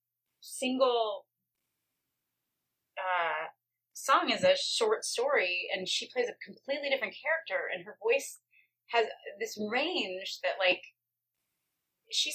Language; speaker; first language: English; native; English